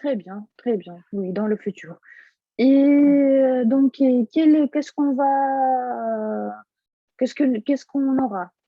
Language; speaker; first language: French; non-native, fluent; Russian